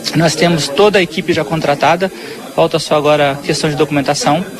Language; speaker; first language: Portuguese; native; Portuguese